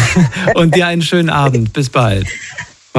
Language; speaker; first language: German; native; German